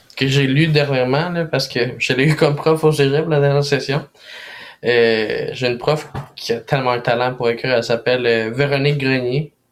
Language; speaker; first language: French; non-native, fluent; Spanish